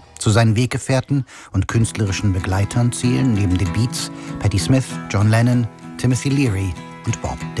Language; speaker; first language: German; native; German